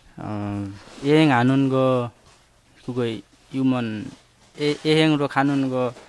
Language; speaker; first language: Korean; non-native, learner; Nepali